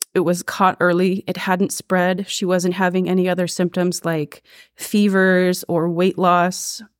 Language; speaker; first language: English; native; English